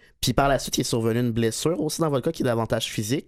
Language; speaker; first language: French; native; French